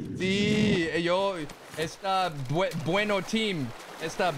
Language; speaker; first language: Spanish; non-native, learner; English